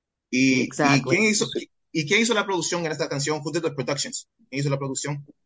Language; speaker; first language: Spanish; early bilingual, other home language; English